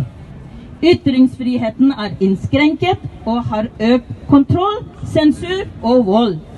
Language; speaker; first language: Norwegian; non-native, fluent; Tibetan